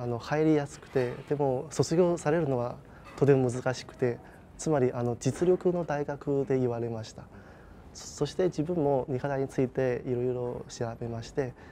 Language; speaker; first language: Japanese; non-native, fluent; Chinese